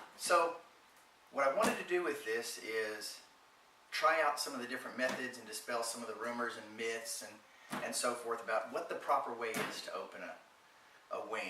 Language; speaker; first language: English; native; English